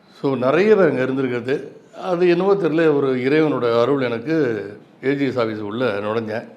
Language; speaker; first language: Tamil; native; Tamil